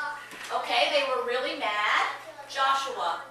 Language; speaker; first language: English; native; English